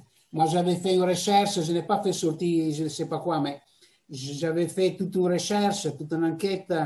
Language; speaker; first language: French; non-native, fluent; Italian